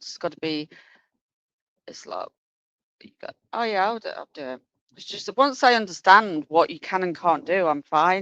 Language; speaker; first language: English; native; English